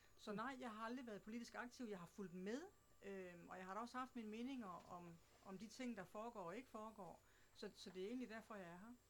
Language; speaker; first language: Danish; native; Danish